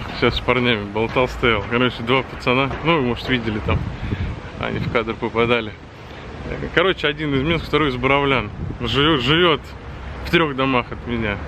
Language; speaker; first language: Russian; native; Russian